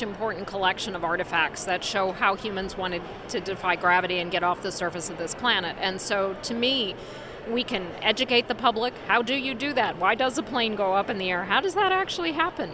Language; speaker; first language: English; native; English